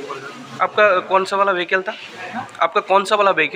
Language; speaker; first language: Hindi; non-native, local second language; Bangla